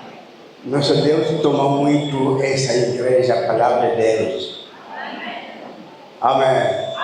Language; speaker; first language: Portuguese; non-native, learner; Lingala